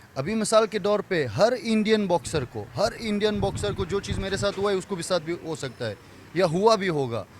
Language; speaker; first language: Hindi; non-native, fluent; Persian